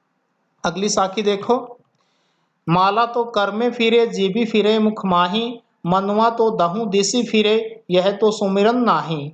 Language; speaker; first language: Hindi; native; Hindi